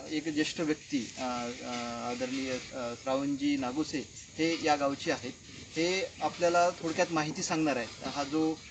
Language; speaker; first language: Marathi; native; Marathi